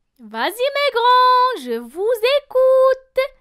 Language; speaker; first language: French; non-native, local second language; Arabic